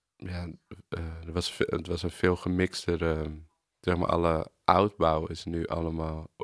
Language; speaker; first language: Dutch; native; Dutch